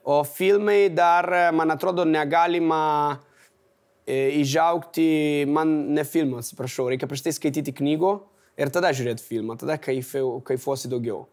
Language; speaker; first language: Lithuanian; non-native, fluent; Italian